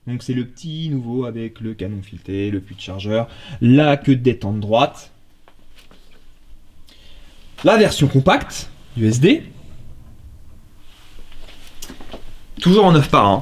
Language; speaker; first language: French; native; French